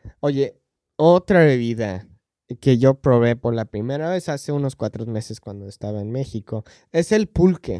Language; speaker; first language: Spanish; non-native, fluent; English